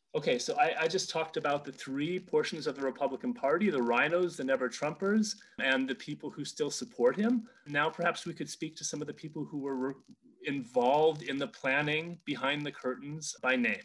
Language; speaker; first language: English; native; English